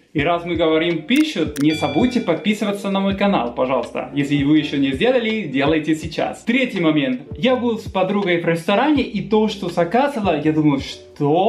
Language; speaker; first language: Russian; non-native, fluent; Spanish